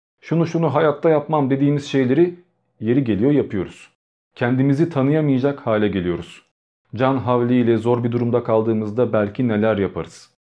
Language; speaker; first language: Turkish; early bilingual, other home language; Albanian